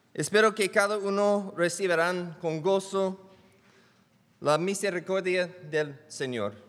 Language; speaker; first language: Spanish; non-native, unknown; English